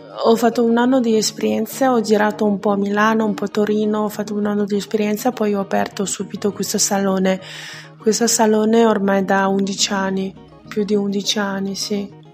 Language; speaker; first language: Italian; non-native, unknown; Chinese